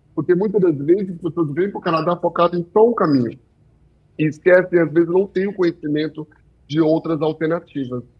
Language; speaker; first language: Portuguese; early bilingual, heritage; Portuguese